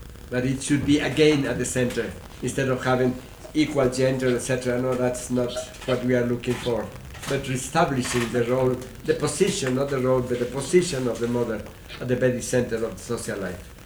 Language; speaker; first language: English; non-native, fluent; Spanish